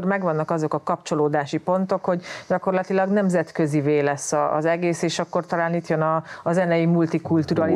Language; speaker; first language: Hungarian; native; Hungarian